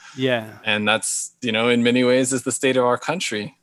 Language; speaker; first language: English; native; English